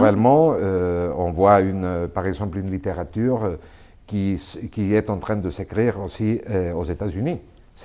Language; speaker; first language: French; non-native, fluent; Spanish